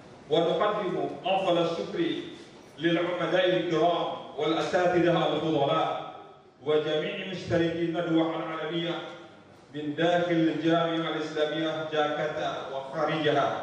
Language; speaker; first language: Arabic; non-native, fluent; Indonesian